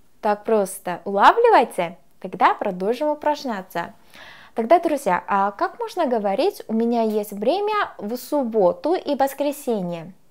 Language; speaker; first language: Russian; non-native, fluent; Korean